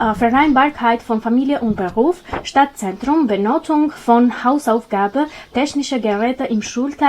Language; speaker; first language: German; non-native, fluent; Albanian